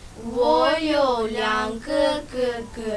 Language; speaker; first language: Chinese; non-native, learner; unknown